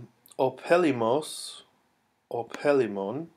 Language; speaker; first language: Greek; non-native, fluent; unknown